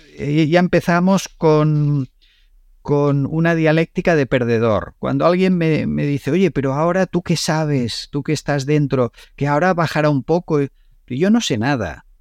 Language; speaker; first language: Spanish; non-native, local second language; Catalan